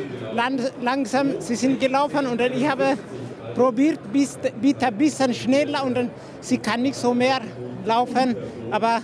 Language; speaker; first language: German; non-native, learner; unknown